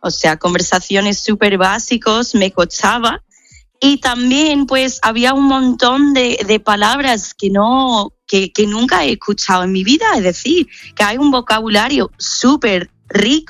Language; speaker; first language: Spanish; non-native, fluent; English